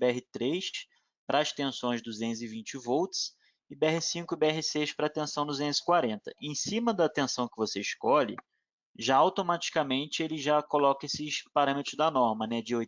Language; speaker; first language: Portuguese; native; Portuguese